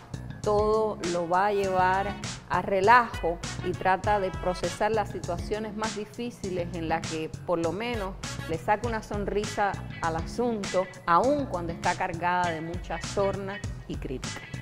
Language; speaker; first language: Spanish; native; Spanish